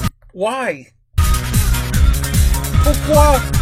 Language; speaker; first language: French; non-native, learner; English